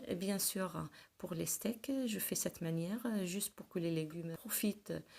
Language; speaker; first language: French; non-native, local second language; Arabic